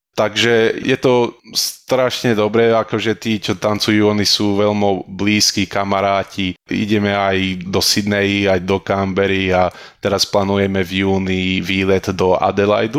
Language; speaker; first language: Slovak; early bilingual, heritage; Slovak